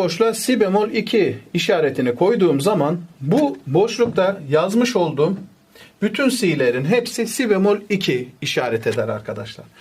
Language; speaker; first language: Turkish; native; Turkish